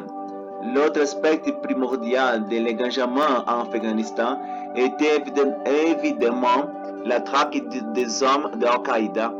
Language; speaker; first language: French; non-native, learner; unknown